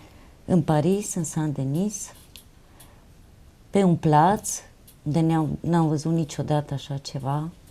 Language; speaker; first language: Romanian; non-native, local second language; Romany